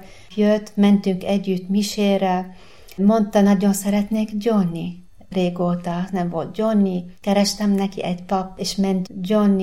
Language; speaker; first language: Hungarian; non-native, fluent; Arabic